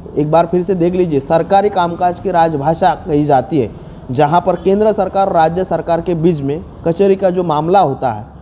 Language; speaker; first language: Hindi; non-native, local second language; Marathi